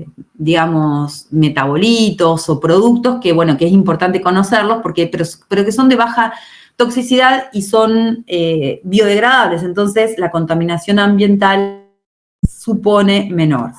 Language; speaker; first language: Spanish; native; Spanish